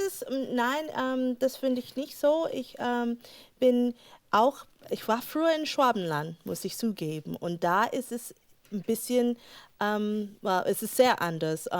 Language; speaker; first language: German; non-native, fluent; English